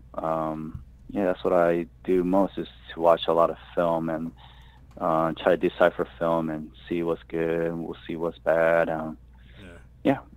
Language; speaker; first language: English; native; English